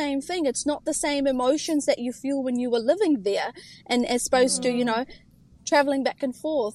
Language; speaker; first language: English; early bilingual, other home language; Urdu